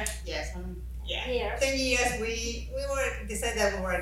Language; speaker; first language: English; non-native, fluent; Spanish